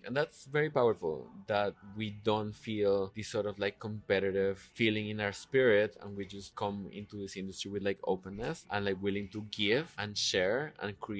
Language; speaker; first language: English; non-native, fluent; Spanish